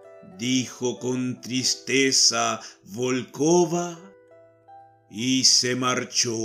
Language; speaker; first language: Spanish; native; Spanish